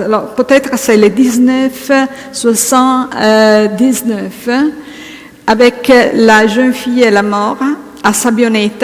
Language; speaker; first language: French; non-native, fluent; Italian